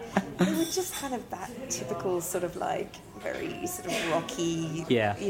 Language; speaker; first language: English; native; English